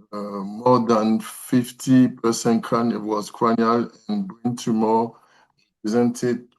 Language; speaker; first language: English; non-native, learner; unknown